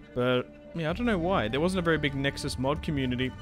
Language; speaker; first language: English; native; English